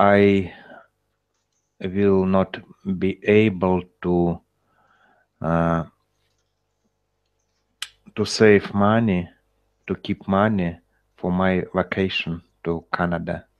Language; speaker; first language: English; non-native, learner; Russian